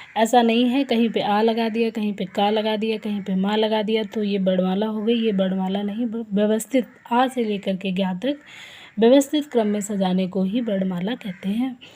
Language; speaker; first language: Hindi; native; Hindi